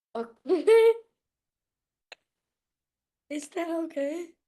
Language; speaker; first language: English; non-native, learner; Vietnamese